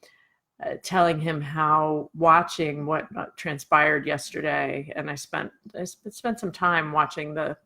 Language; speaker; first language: English; native; English